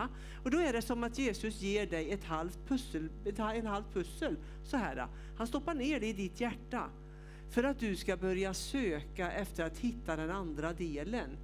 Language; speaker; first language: Swedish; native; Swedish